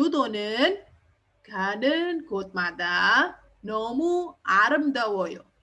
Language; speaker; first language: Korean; non-native, fluent; Indonesian